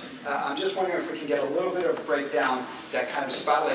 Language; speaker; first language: English; native; English